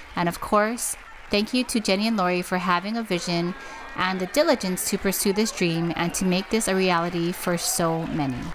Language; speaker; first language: English; native; English